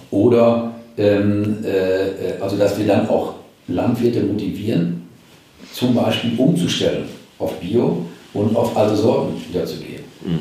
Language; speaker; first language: German; native; German